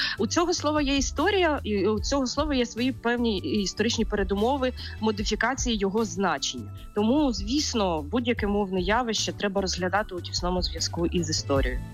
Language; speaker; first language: Ukrainian; native; Ukrainian